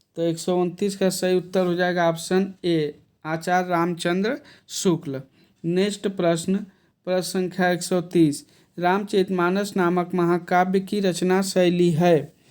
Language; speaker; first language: Hindi; native; Hindi